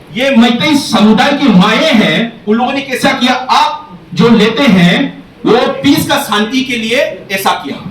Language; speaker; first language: Hindi; non-native, local second language; Manipuri